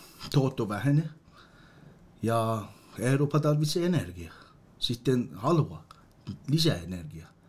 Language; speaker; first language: Finnish; non-native, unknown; Persian